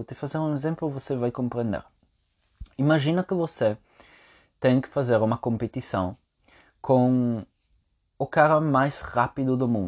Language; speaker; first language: Portuguese; non-native, fluent; Italian